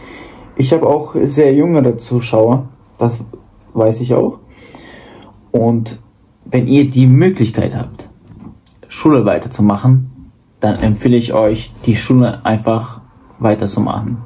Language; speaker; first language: German; early bilingual, other home language; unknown